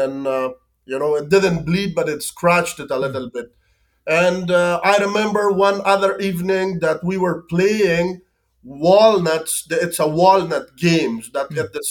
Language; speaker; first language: English; non-native, fluent; Persian